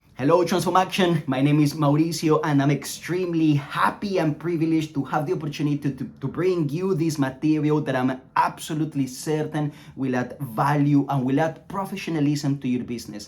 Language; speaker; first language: English; non-native, fluent; Spanish